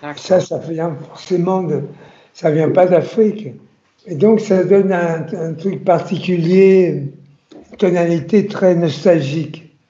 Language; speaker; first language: French; early bilingual, other home language; Italian